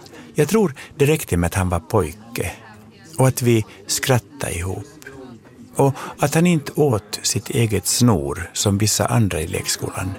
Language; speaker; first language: Swedish; native; Swedish